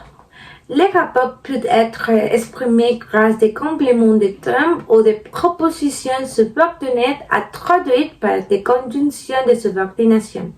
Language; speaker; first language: French; non-native, learner; Spanish